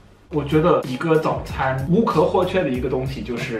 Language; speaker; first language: Chinese; non-native, fluent; English